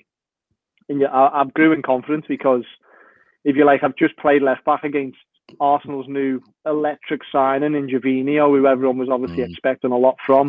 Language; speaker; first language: English; native; English